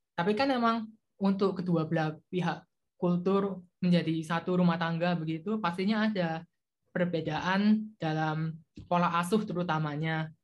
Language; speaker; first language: Indonesian; native; Indonesian